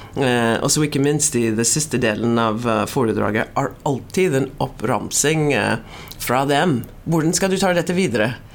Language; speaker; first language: Norwegian; non-native, fluent; English